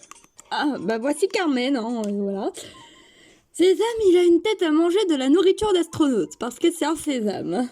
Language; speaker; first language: French; native; French